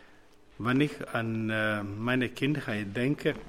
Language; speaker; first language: German; non-native, fluent; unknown